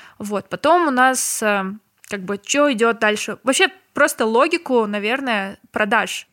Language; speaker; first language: Russian; non-native, local second language; Turkmen